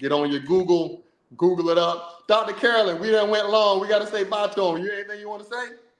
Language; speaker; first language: English; native; English